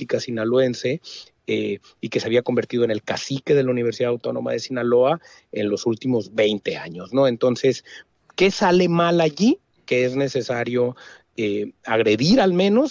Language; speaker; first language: Spanish; native; Spanish